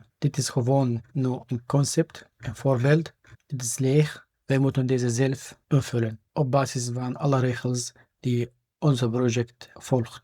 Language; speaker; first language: Dutch; non-native, fluent; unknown